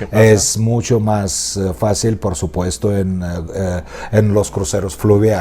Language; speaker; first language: Spanish; non-native, fluent; Russian